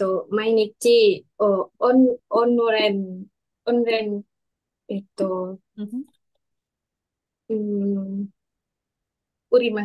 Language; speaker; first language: Japanese; non-native, learner; Indonesian